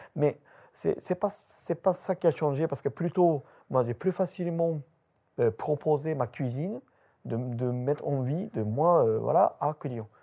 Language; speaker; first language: French; non-native, learner; Japanese